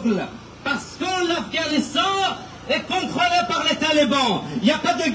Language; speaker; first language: French; non-native, fluent; Persian